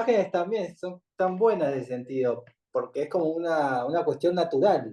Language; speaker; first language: Spanish; native; Spanish